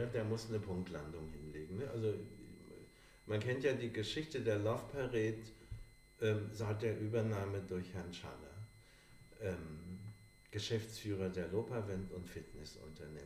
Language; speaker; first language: German; native; German